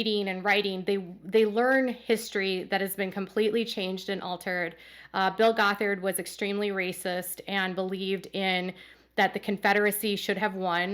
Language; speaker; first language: English; native; English